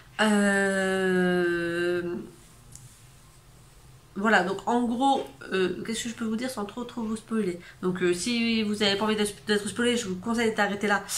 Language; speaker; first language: French; native; French